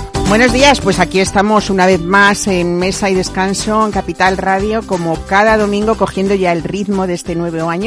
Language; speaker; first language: Spanish; native; Spanish